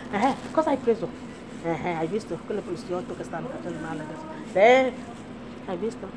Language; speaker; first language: Italian; non-native, learner; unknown